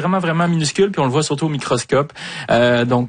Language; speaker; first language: French; native; French